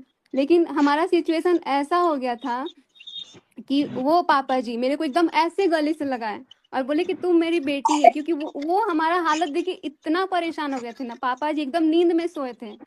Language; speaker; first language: Hindi; native; Hindi